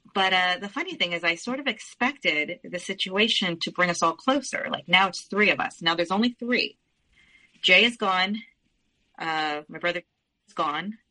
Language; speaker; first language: English; early bilingual, other home language; Spanish